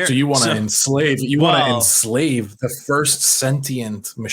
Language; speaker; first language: English; native; English